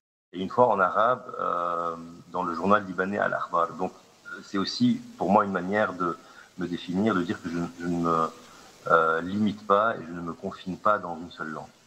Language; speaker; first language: French; non-native, local second language; Arabic